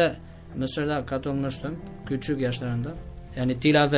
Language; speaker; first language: Turkish; non-native, learner; Albanian